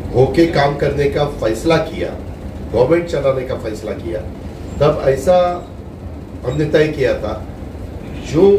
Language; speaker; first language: Hindi; non-native, local second language; Marathi